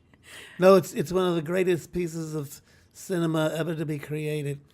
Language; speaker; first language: English; native; English